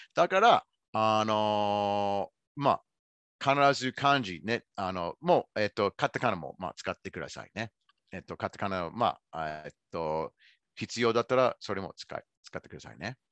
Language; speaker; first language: Japanese; non-native, fluent; English